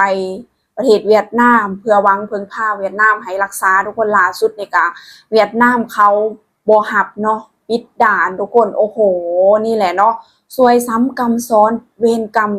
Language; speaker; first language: Thai; non-native, local second language; Lao